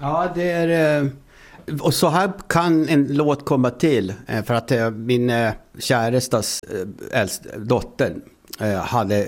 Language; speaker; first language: Swedish; native; Swedish